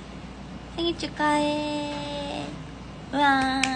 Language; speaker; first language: Korean; non-native, fluent; Japanese